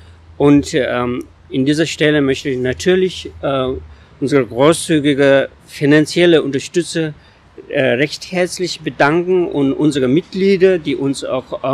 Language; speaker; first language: German; non-native, fluent; Tibetan